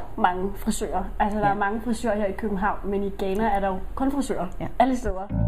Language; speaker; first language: Danish; native; Danish